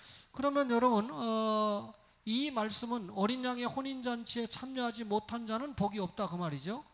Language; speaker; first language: Korean; native; Korean